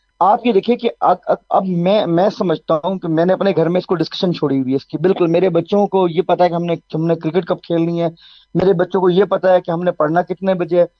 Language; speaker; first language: Urdu; non-native, local second language; Saraiki